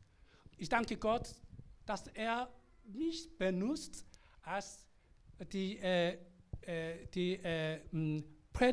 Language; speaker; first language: German; non-native, learner; Korean